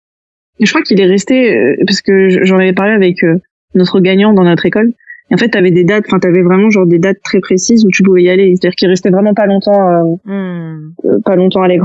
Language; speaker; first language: French; native; French